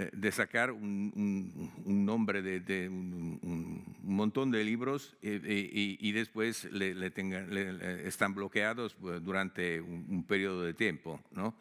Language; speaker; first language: Spanish; non-native, fluent; Italian